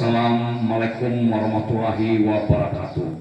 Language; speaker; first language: Indonesian; native; Indonesian